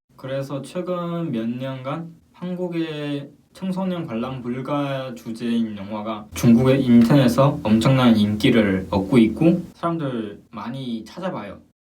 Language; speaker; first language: Korean; non-native, fluent; Chinese